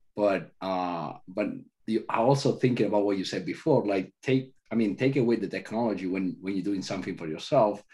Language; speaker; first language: English; non-native, fluent; Italian